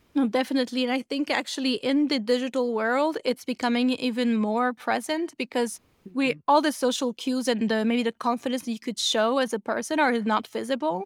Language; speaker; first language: English; non-native, fluent; French